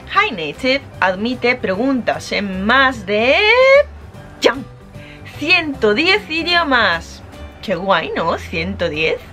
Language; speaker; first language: Spanish; non-native, fluent; Japanese